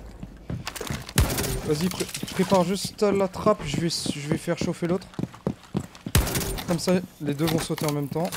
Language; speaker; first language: French; native; French